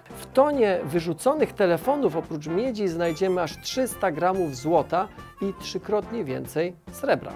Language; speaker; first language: Polish; native; Polish